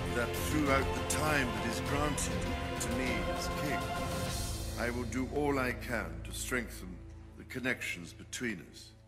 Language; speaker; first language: English; native; English